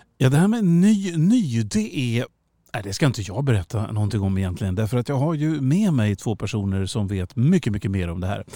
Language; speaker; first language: Swedish; native; Swedish